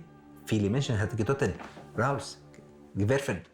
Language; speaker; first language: German; non-native, learner; Arabic